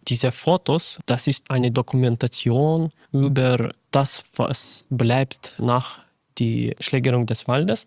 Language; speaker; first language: German; non-native, fluent; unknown